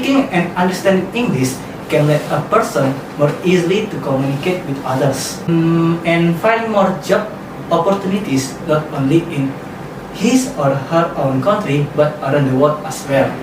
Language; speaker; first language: English; non-native, learner; Indonesian